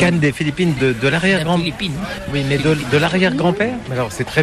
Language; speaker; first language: French; native; French